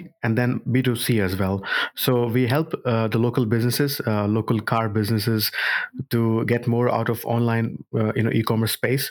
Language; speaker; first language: English; non-native, local second language; Urdu